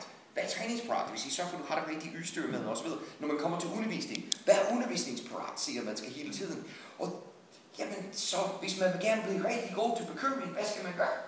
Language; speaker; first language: Danish; non-native, fluent; English